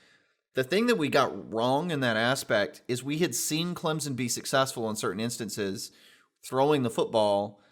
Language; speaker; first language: English; native; English